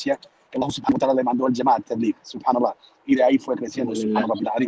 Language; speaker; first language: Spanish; early bilingual, heritage; Spanish